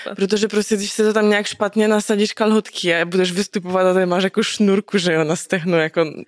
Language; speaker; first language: Czech; native; Czech